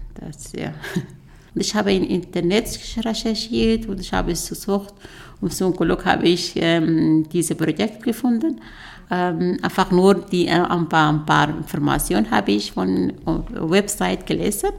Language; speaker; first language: German; non-native, learner; Arabic